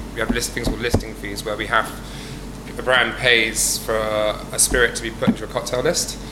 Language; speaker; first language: English; native; English